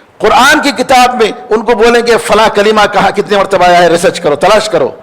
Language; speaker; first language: Urdu; native; Urdu